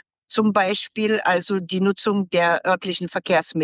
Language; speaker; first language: German; native; German